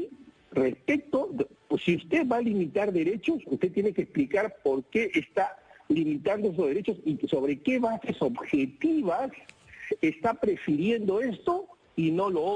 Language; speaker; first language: Spanish; native; Spanish